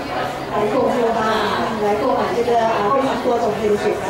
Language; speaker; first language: Chinese; native; Chinese